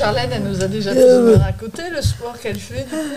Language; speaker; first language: French; native; French